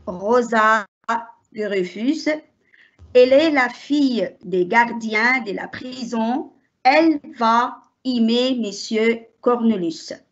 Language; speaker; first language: French; non-native, learner; Arabic